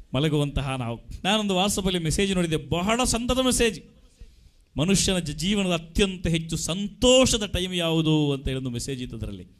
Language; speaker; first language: Kannada; native; Kannada